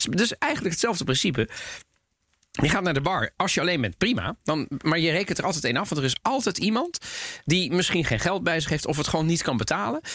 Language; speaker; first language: Dutch; early bilingual, other home language; Italian